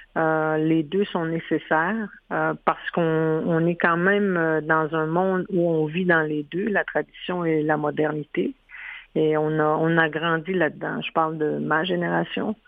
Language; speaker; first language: French; non-native, local second language; Innu-aimun